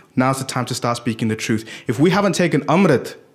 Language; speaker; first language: English; native; English